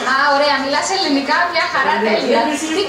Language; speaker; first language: Greek; native; Greek